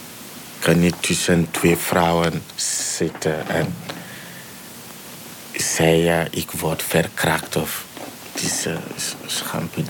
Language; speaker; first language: Dutch; non-native, learner; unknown